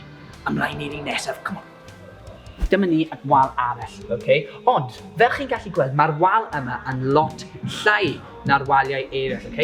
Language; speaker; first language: Welsh; non-native, local second language; English